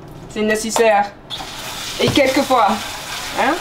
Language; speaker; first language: French; non-native, learner; English